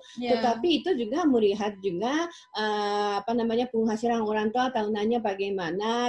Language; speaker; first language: Indonesian; non-native, fluent; Japanese